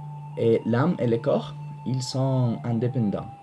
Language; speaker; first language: French; non-native, learner; Spanish